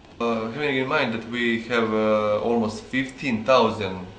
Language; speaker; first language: English; non-native, learner; Serbian